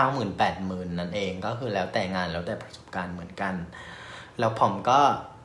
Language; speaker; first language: Thai; non-native, fluent; Vietnamese